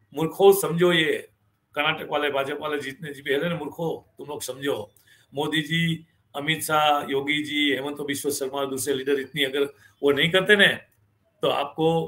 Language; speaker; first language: Hindi; non-native, local second language; Gujarati